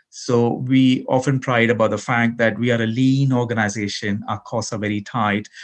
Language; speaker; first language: English; non-native, local second language; Malayalam